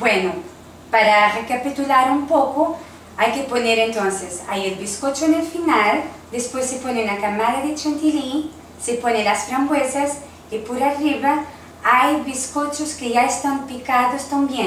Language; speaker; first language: Spanish; native; Spanish